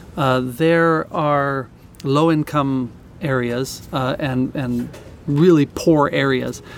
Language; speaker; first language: English; native; English